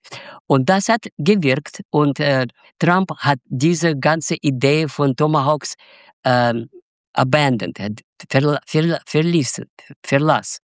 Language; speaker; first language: German; non-native, fluent; Russian